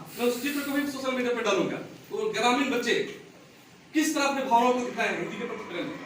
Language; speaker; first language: Hindi; native; Hindi